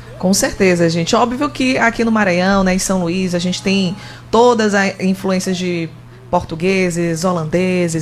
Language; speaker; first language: Portuguese; native; Portuguese